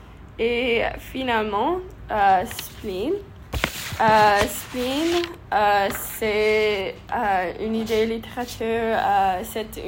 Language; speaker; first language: French; non-native, learner; English